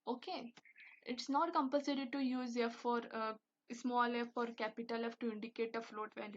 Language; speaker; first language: English; non-native, local second language; Hindi